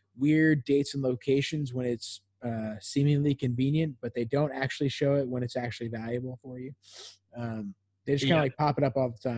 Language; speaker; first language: English; native; English